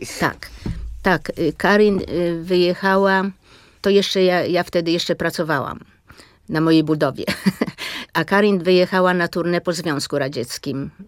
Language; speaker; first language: Polish; native; Polish